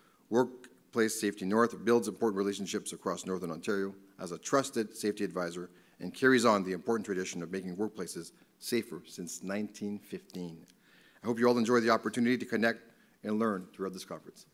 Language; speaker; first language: English; native; English